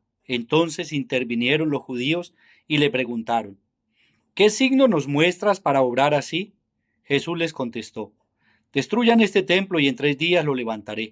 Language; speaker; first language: Spanish; native; Spanish